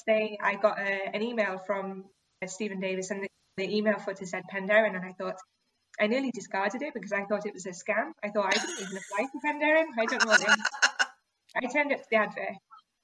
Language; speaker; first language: English; native; English